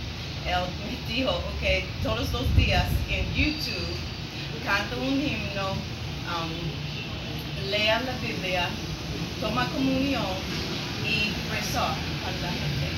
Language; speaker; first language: Spanish; non-native, learner; English